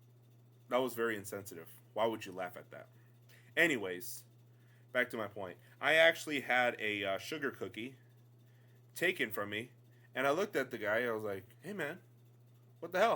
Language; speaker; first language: English; native; English